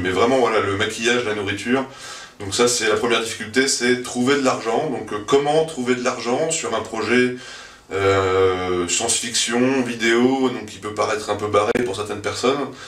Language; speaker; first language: French; native; French